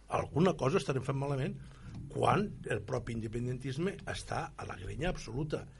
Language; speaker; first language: Catalan; native; Catalan